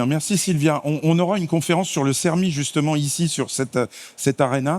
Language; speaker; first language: French; native; French